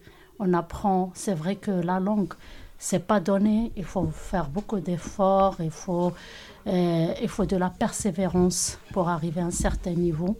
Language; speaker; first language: French; non-native, local second language; Arabic